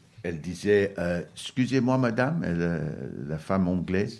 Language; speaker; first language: French; non-native, learner; English